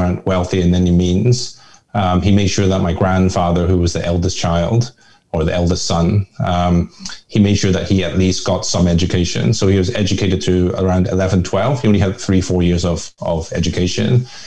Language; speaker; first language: English; early bilingual, other home language; Hakka Chinese